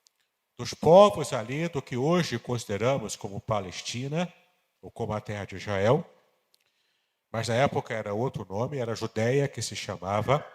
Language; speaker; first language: Portuguese; native; Portuguese